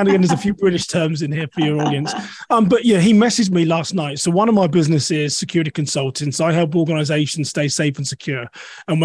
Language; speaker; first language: English; native; English